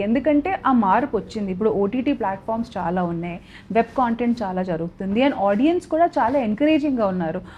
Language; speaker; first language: Telugu; non-native, local second language; Odia